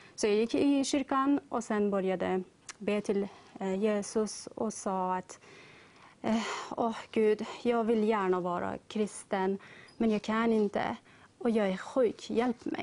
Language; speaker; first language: Swedish; non-native, learner; Persian